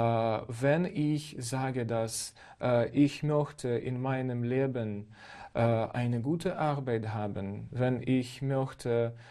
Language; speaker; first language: German; non-native, fluent; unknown